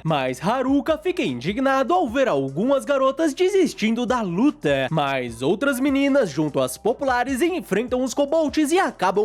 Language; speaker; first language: Portuguese; native; Portuguese